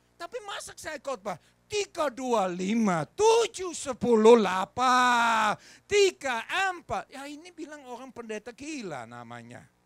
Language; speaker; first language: Indonesian; non-native, fluent; English